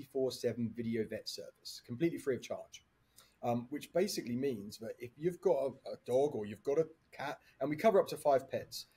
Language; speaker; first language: English; native; English